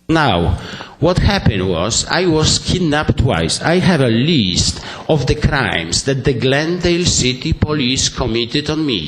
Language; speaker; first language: English; non-native, fluent; Polish